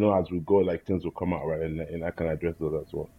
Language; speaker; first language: English; non-native, local second language; Igbo